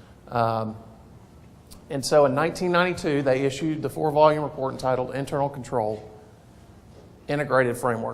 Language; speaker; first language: English; native; English